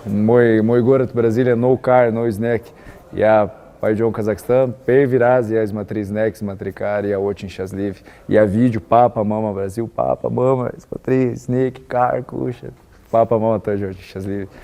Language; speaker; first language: Russian; non-native, learner; Portuguese